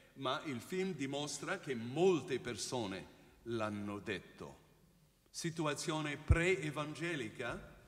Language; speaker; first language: Italian; non-native, fluent; English